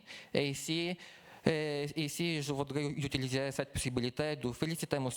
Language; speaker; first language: French; non-native, fluent; Bulgarian